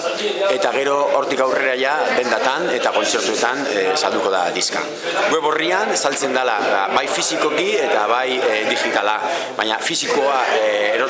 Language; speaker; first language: Basque; native; Basque